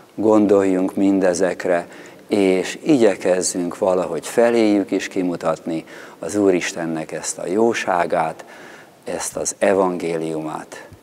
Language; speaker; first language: Hungarian; native; Hungarian